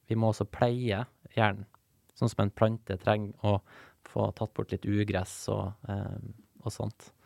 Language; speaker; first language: Norwegian; native; Norwegian